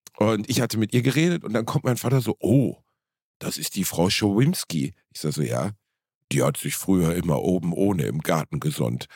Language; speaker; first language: German; native; German